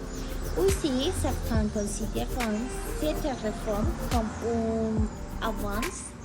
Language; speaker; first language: French; non-native, learner; Spanish